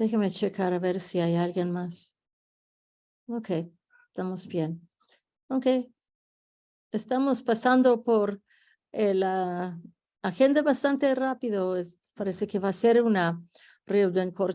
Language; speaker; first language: Spanish; early bilingual, heritage; Spanish